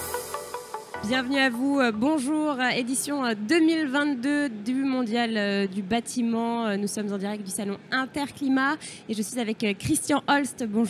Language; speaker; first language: French; native; French